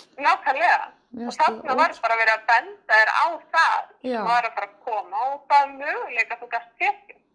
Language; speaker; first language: Icelandic; non-native, fluent; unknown